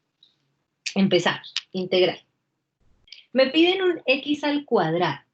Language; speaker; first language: Spanish; native; Spanish